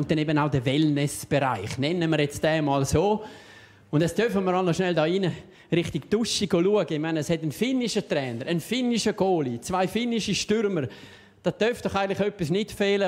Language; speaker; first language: German; native; German